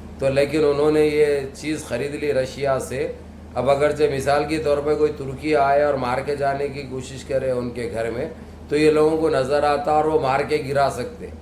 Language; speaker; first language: Urdu; native; Urdu